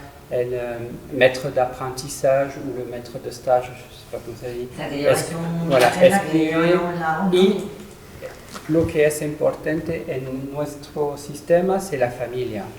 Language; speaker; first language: Spanish; non-native, learner; French